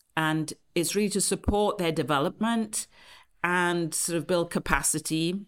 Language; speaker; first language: English; native; English